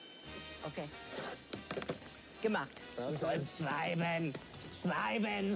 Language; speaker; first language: German; non-native, learner; Portuguese